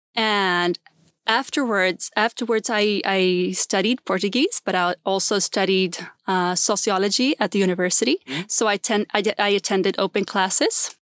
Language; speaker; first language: English; non-native, fluent; Swedish